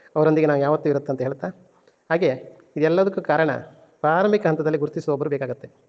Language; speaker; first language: Kannada; native; Kannada